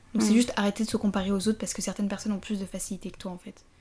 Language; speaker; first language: French; native; French